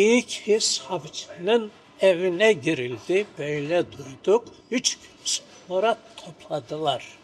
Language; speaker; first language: Turkish; non-native, local second language; Greek